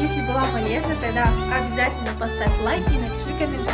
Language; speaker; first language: Russian; non-native, local second language; Kazakh